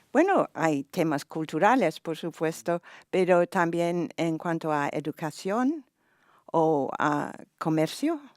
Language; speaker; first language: Spanish; non-native, fluent; English